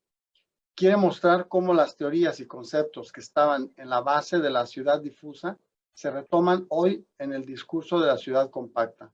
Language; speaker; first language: Spanish; native; Spanish